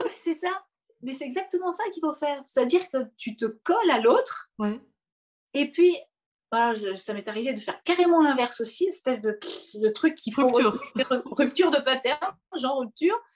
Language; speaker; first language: French; native; French